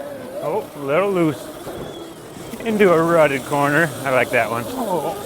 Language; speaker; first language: English; native; English